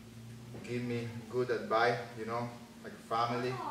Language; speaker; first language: English; non-native, learner; Spanish